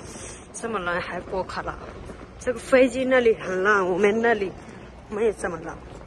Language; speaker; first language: Chinese; non-native, learner; Nepali